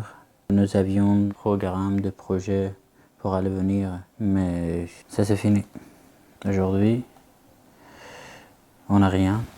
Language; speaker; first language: French; non-native, fluent; Persian